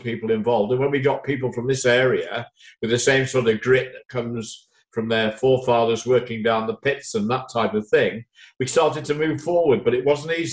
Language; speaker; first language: English; native; English